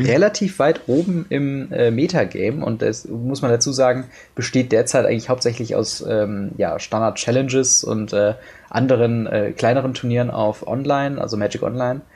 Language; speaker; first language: German; native; German